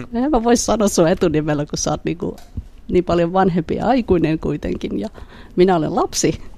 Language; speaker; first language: Finnish; early bilingual, other home language; Khmer